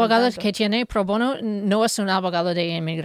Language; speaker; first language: Spanish; non-native, fluent; English